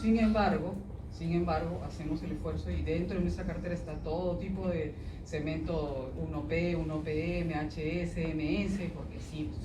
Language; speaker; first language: Spanish; native; Spanish